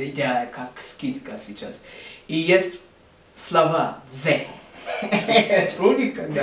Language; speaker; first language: Russian; non-native, learner; English